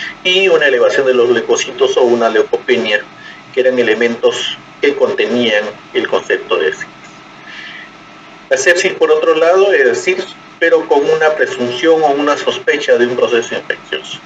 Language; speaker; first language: Spanish; native; Spanish